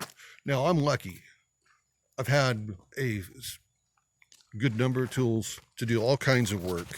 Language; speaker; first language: English; native; English